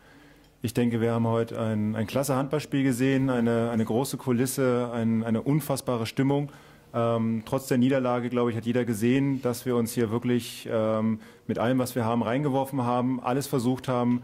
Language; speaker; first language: German; native; German